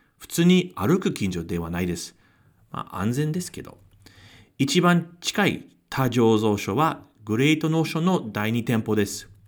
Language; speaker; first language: Japanese; non-native, fluent; English